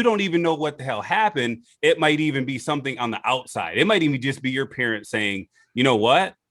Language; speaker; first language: English; native; English